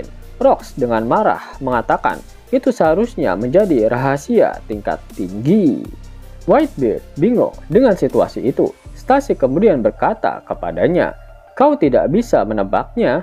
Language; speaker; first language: Indonesian; native; Indonesian